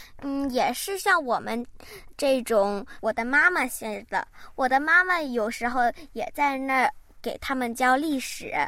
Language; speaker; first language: Chinese; early bilingual, heritage; Chinese